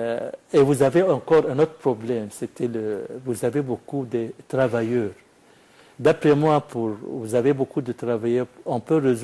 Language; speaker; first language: French; non-native, fluent; Arabic